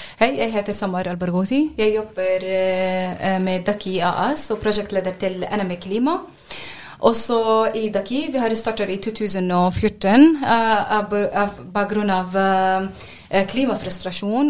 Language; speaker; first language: Norwegian; non-native, learner; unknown